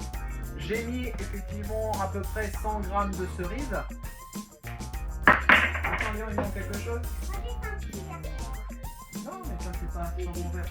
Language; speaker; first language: French; native; French